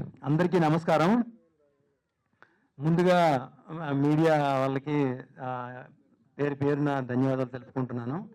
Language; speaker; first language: Telugu; native; Telugu